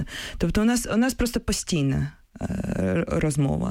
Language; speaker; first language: Ukrainian; non-native, fluent; English